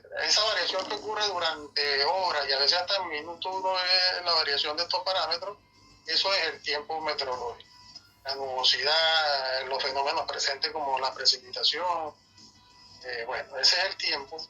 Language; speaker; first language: Spanish; native; Spanish